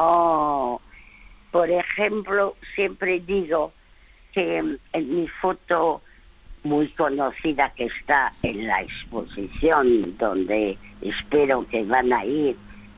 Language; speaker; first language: Spanish; early bilingual, other home language; French